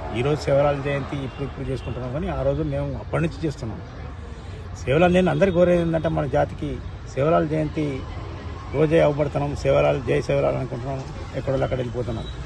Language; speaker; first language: Telugu; non-native, local second language; Lambadi